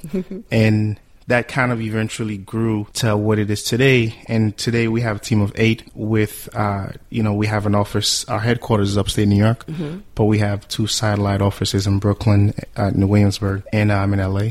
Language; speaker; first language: English; early bilingual, other home language; Haitian Creole